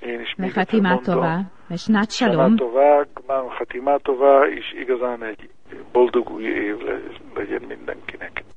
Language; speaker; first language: Hungarian; early bilingual, heritage; Hebrew